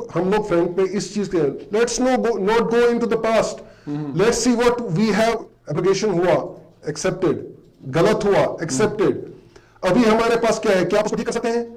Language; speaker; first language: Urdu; non-native, local second language; Kashmiri